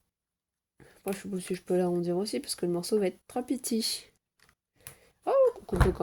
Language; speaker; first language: French; native; French